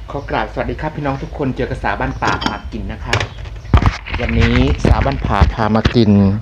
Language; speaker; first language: Thai; non-native, local second language; Khmer